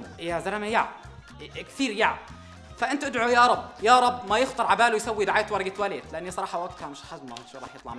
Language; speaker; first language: Arabic; native; Arabic